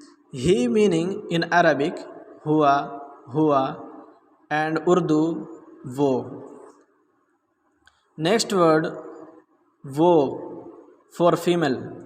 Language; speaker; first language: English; non-native, learner; Urdu